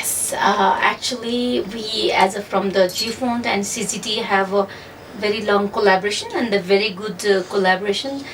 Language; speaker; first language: English; non-native, fluent; Nepali